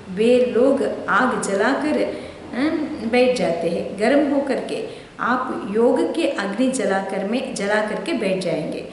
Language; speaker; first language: Hindi; non-native, local second language; Telugu